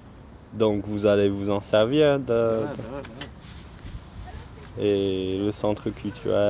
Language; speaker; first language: French; non-native, learner; English